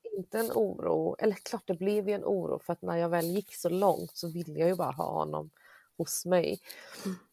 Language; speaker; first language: Swedish; early bilingual, other home language; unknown